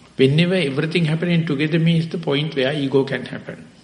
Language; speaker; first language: English; non-native, local second language; Sinhala